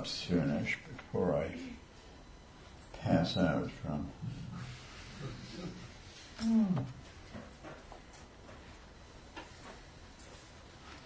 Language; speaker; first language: English; non-native, fluent; Luxembourgish